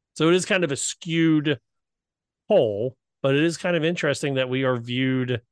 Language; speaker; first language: English; native; English